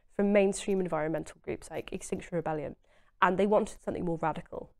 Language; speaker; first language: English; native; English